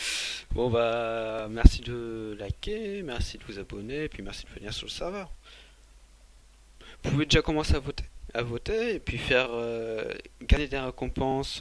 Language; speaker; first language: French; native; French